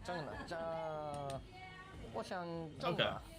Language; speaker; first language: Chinese; non-native, learner; English